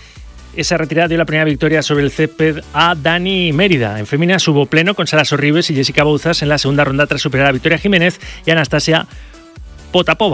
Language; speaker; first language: Spanish; native; Spanish